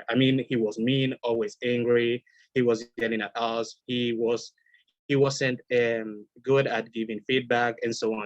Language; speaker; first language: English; non-native, learner; Spanish